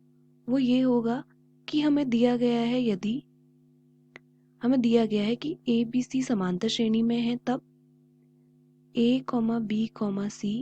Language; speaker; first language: Hindi; native; Hindi